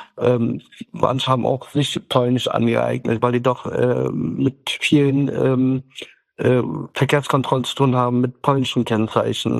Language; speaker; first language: German; early bilingual, other home language; Turkish